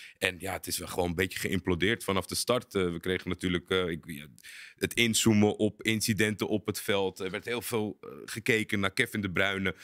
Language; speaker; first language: Dutch; native; Dutch